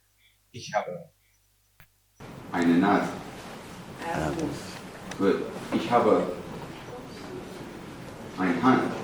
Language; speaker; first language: German; non-native, learner; English